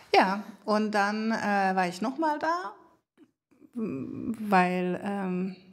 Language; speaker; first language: German; non-native, fluent; Hungarian